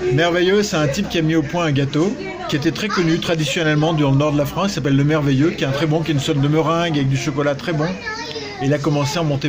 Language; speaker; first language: French; native; French